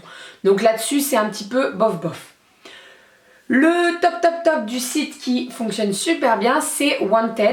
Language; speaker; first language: French; native; French